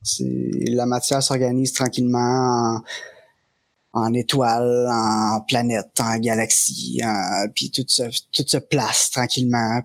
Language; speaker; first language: French; native; French